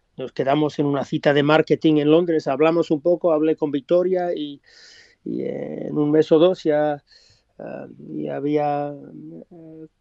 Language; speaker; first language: Spanish; non-native, fluent; English